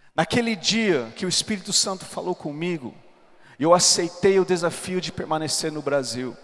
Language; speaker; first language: Portuguese; non-native, fluent; English